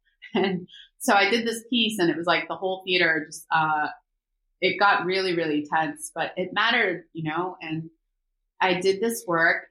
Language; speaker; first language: English; early bilingual, other home language; Korean